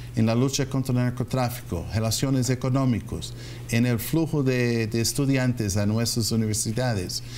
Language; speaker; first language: Spanish; non-native, fluent; English